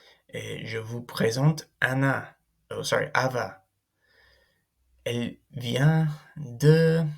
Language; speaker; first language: French; non-native, fluent; English